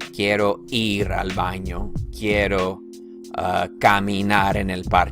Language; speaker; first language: Spanish; non-native, fluent; English